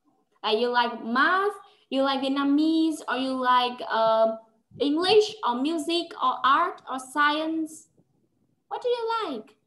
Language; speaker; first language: English; non-native, fluent; Vietnamese